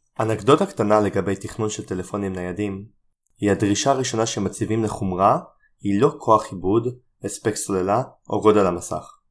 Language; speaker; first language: Hebrew; native; Hebrew